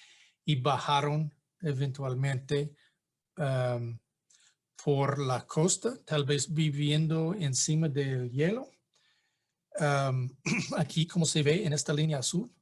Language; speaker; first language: Spanish; non-native, fluent; English